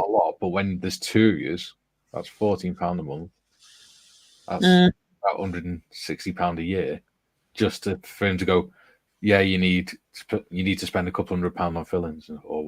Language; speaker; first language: English; native; English